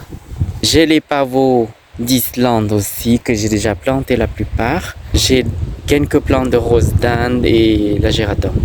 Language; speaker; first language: French; non-native, fluent; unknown